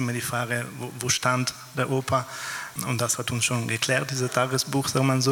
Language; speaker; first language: German; non-native, fluent; Italian